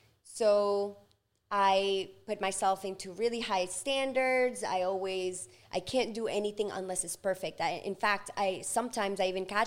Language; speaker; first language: English; non-native, fluent; Spanish